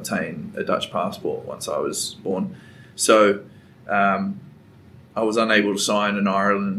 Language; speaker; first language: English; native; English